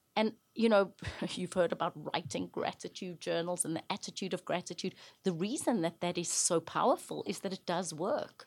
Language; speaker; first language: English; native; English